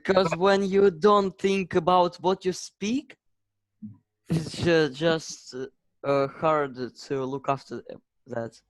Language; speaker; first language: English; non-native, learner; Russian